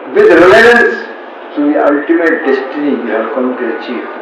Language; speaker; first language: English; non-native, local second language; Hindi